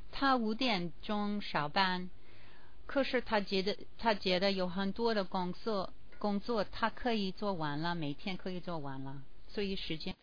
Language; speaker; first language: Chinese; non-native, learner; English